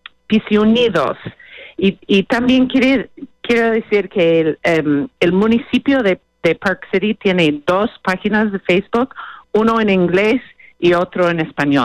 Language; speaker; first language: Spanish; non-native, fluent; English